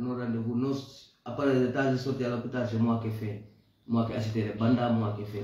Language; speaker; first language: French; non-native, learner; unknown